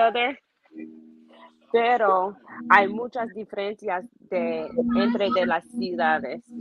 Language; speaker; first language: Spanish; non-native, learner; English